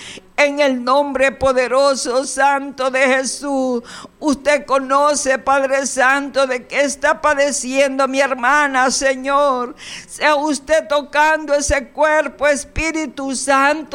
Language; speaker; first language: Spanish; native; Spanish